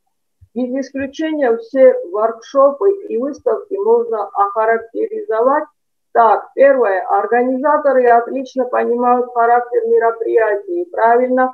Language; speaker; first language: Russian; non-native, fluent; Georgian